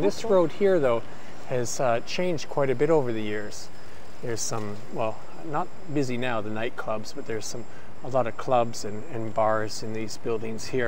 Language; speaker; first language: English; native; English